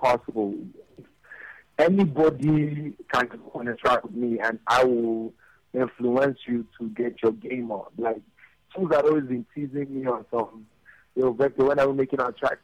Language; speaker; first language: English; non-native, local second language; Yoruba